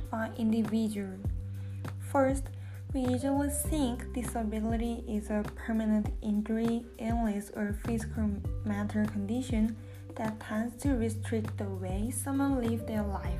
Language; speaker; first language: English; non-native, learner; Korean